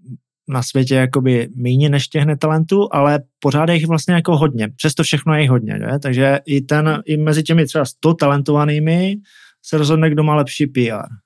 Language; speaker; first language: Czech; native; Czech